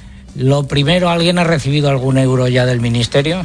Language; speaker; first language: Spanish; native; Spanish